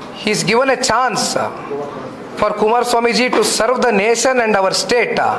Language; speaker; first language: English; non-native, local second language; Kannada